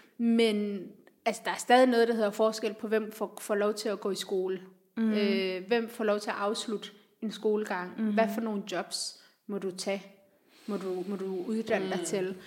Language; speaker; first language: Danish; early bilingual, other home language; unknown